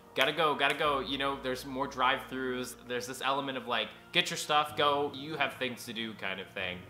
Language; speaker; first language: English; native; English